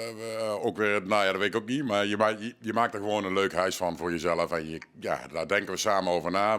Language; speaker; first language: Dutch; native; Dutch